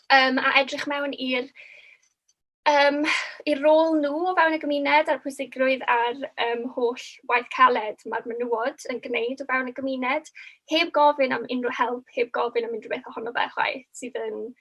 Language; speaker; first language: Welsh; native; Welsh